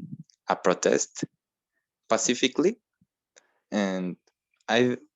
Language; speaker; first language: English; non-native, learner; Spanish